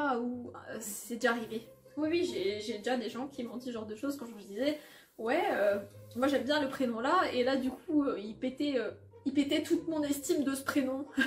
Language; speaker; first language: French; early bilingual, other home language; Polish